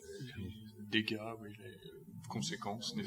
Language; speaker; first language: French; native; French